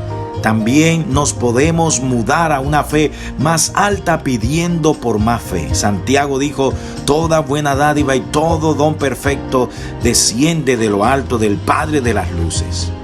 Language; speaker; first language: Spanish; native; Spanish